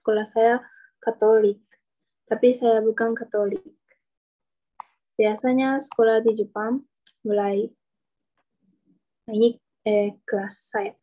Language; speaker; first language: Indonesian; non-native, learner; Japanese